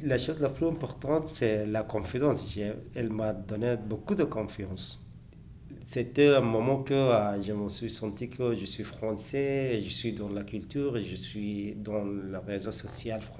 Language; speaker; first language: French; non-native, fluent; Arabic